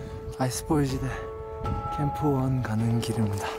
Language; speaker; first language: Korean; native; Korean